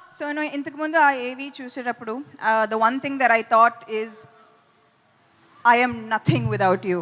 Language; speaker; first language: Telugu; non-native, fluent; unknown